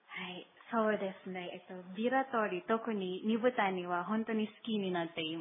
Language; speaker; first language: Japanese; non-native, learner; Filipino